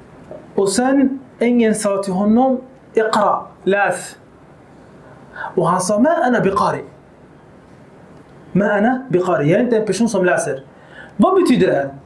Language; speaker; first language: Swedish; early bilingual, other home language; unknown